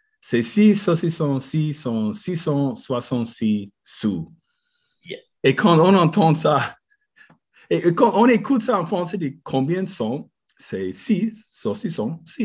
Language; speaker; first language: French; non-native, fluent; English